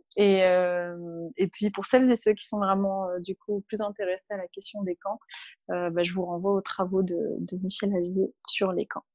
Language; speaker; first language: French; early bilingual, other home language; Arabic